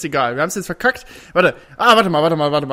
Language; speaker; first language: German; native; German